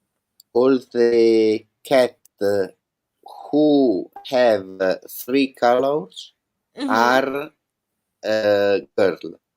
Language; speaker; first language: English; non-native, learner; Italian